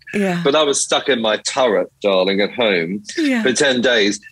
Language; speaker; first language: English; native; English